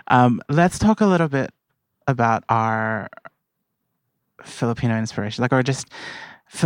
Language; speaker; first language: English; native; English